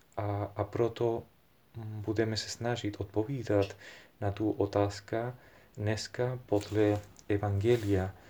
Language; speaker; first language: Czech; non-native, fluent; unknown